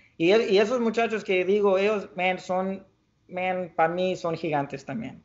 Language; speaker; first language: Spanish; early bilingual, heritage; Spanish